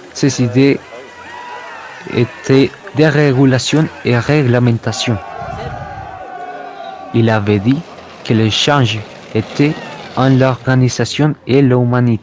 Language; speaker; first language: French; non-native, learner; Spanish